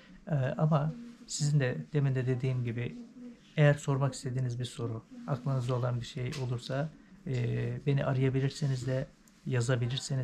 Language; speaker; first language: Turkish; native; Turkish